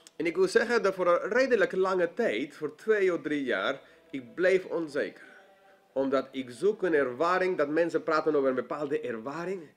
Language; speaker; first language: Dutch; non-native, fluent; English